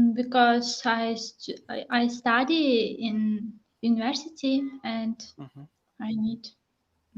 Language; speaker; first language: English; non-native, learner; Uzbek